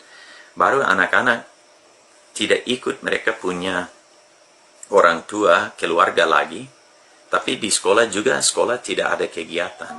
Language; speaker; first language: Indonesian; non-native, fluent; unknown